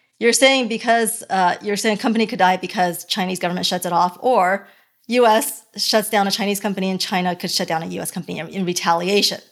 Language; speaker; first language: English; early bilingual, other home language; Chinese